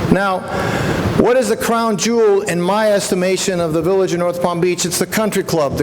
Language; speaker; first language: English; non-native, fluent; Spanish